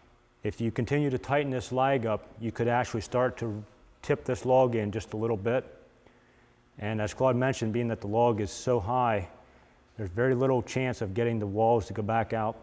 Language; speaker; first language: English; native; English